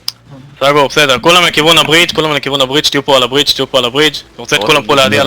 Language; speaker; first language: Hebrew; native; Hebrew